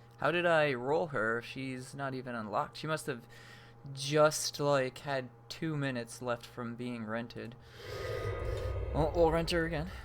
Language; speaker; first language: English; native; English